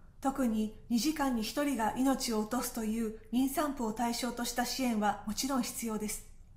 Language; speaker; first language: Japanese; native; Japanese